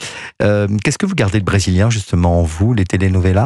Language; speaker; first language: French; native; French